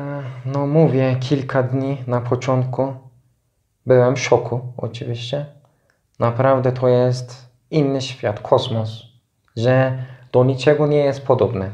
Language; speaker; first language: Polish; non-native, fluent; Turkish